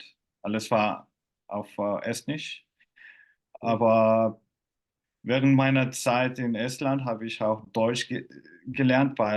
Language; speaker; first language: German; non-native, fluent; Finnish